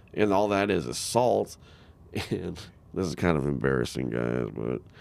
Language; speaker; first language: English; native; English